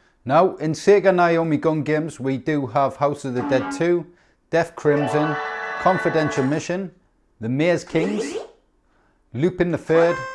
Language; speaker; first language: English; native; English